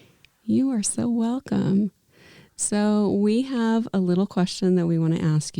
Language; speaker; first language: English; native; English